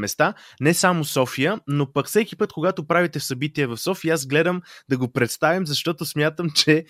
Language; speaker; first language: Bulgarian; native; Bulgarian